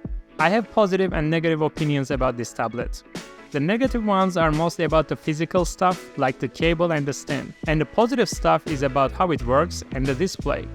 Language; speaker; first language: English; non-native, fluent; Turkish